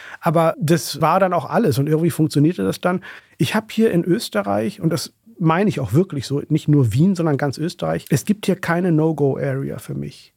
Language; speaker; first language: German; early bilingual, other home language; Urdu